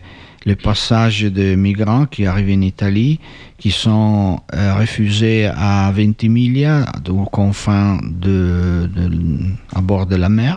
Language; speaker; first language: French; non-native, learner; Italian